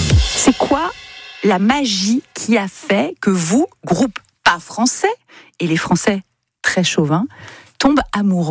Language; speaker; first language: French; native; French